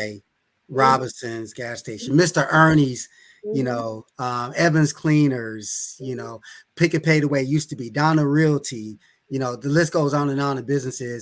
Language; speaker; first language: English; native; English